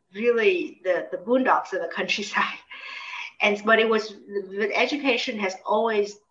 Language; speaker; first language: English; early bilingual, other home language; Vietnamese